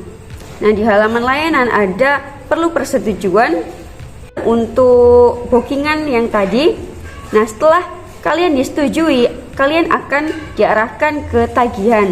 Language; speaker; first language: Indonesian; native; Indonesian